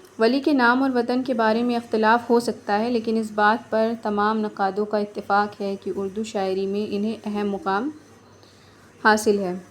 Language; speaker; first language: Urdu; native; Urdu